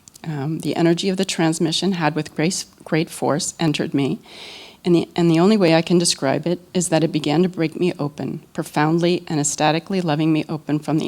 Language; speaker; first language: English; native; English